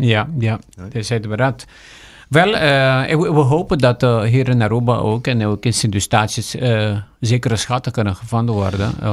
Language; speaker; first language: Dutch; non-native, local second language; Papiamento